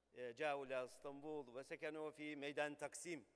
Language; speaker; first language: Arabic; non-native, learner; Turkish